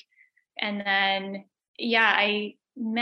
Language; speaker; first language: English; native; English